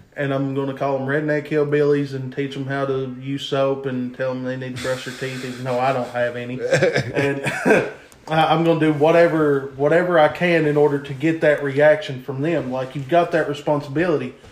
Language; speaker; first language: English; native; English